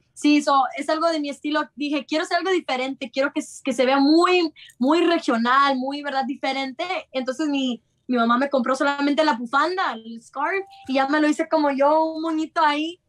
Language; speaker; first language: Spanish; early bilingual, heritage; Spanish